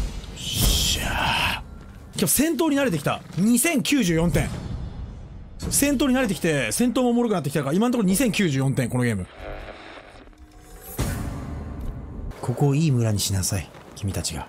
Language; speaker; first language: Japanese; native; Japanese